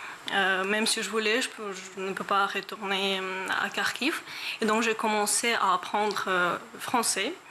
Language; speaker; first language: French; non-native, learner; Ukrainian